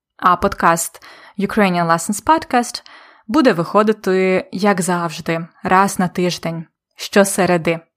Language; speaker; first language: Ukrainian; native; Ukrainian